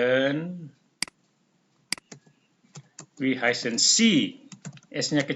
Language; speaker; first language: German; non-native, fluent; Indonesian